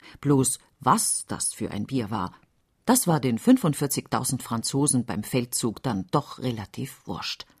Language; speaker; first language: German; native; German